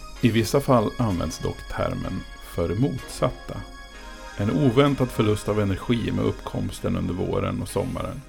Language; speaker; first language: Swedish; native; Swedish